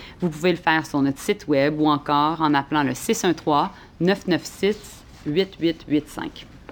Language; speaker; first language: French; native; French